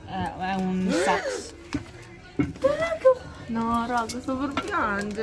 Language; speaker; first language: Italian; early bilingual, other home language; Filipino